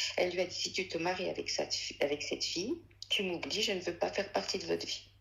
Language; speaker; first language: French; early bilingual, other home language; Arabic